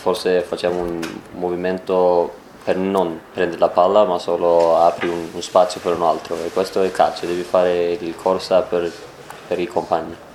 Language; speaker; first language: Italian; non-native, learner; Swedish